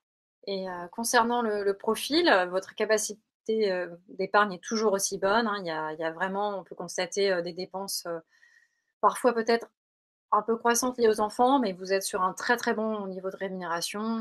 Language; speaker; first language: French; native; French